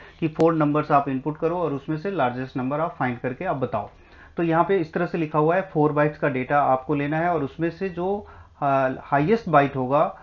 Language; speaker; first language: Hindi; native; Hindi